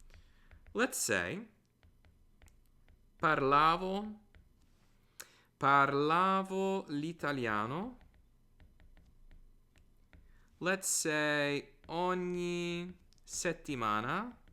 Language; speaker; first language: Italian; non-native, fluent; English